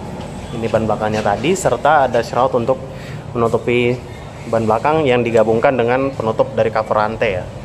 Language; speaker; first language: Indonesian; native; Indonesian